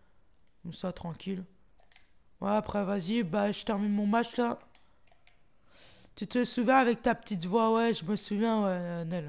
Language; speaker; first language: French; native; French